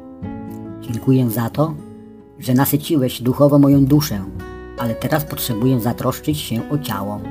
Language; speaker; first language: Polish; native; Polish